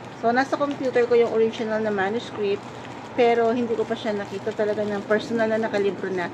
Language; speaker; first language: Filipino; native; Filipino